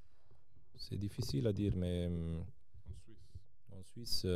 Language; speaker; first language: French; non-native, local second language; Serbian